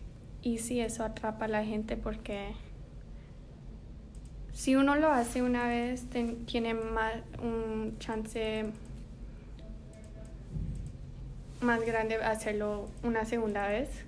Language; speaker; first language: Spanish; early bilingual, heritage; Spanish